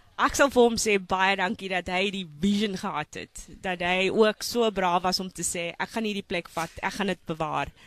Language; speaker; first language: Afrikaans; non-native, local second language; English